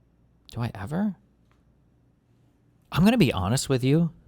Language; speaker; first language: English; native; English